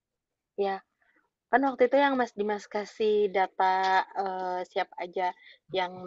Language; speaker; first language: Indonesian; native; Indonesian